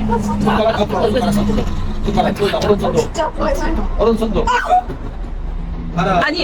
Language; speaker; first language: Korean; non-native, learner; Arabic